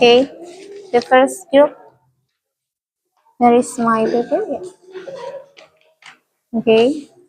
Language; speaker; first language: English; non-native, learner; Indonesian